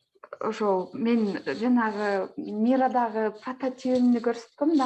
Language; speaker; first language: Kyrgyz; native; Kyrgyz